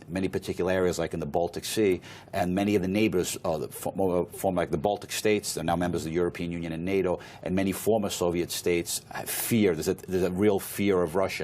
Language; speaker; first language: English; native; English